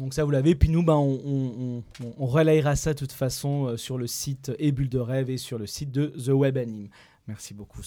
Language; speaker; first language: French; native; French